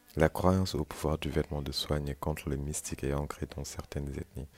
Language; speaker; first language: French; non-native, local second language; Wolof